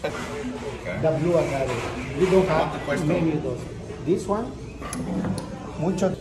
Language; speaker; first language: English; non-native, learner; Spanish